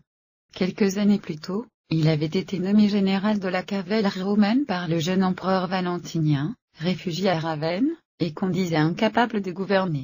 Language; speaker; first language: French; native; French